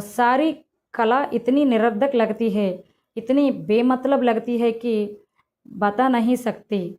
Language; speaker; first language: Hindi; non-native, local second language; Telugu